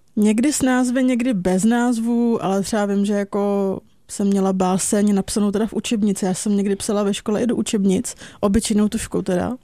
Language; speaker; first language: Czech; native; Czech